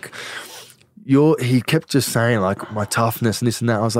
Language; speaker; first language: English; native; English